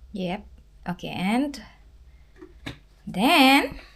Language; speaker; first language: English; non-native, local second language; Cebuano